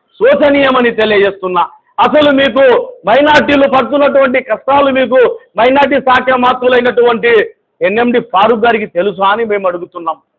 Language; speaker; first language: Telugu; non-native, local second language; Urdu